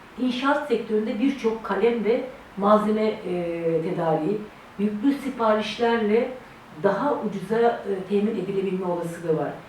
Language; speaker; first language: Turkish; native; Turkish